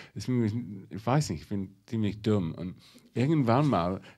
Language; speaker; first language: German; non-native, fluent; English